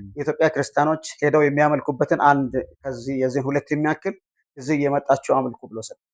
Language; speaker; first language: Amharic; non-native, local second language; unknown